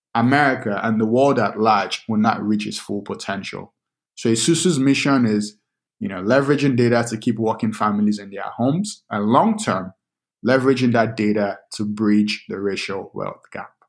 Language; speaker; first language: English; non-native, local second language; Yoruba